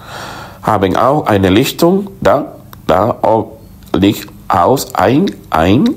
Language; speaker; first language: German; non-native, learner; Spanish